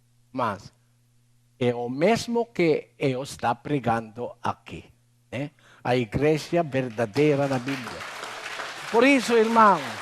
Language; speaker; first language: Portuguese; non-native, learner; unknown